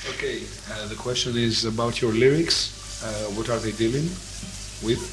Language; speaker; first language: English; non-native, fluent; Greek